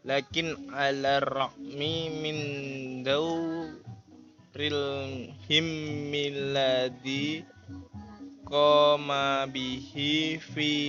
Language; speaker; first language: Arabic; non-native, learner; Indonesian